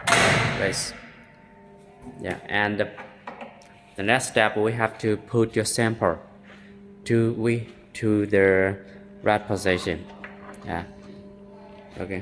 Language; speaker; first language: English; non-native, learner; Chinese